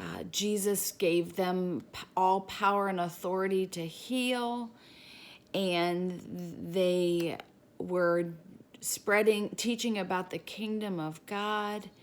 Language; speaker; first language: English; native; English